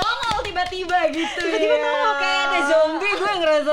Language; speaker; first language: Indonesian; native; Indonesian